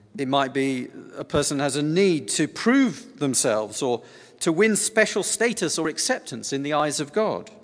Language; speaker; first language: English; native; English